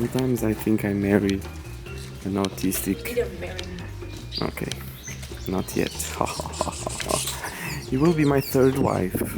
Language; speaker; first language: English; non-native, fluent; Portuguese